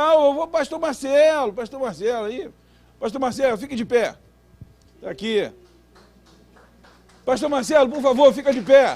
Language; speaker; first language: Portuguese; native; Portuguese